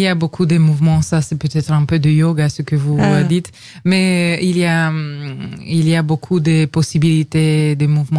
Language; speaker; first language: French; non-native, fluent; Romanian